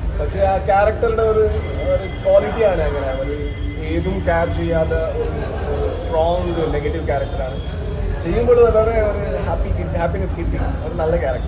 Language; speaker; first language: Malayalam; non-native, local second language; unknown